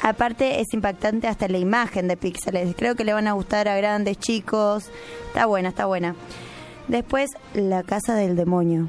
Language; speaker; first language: Spanish; native; Spanish